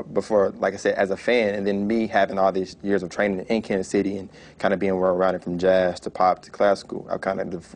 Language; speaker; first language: English; native; English